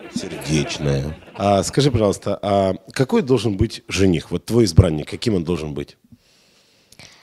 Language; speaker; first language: Russian; native; Russian